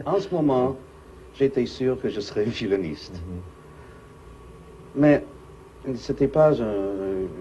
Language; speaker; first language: French; non-native, fluent; English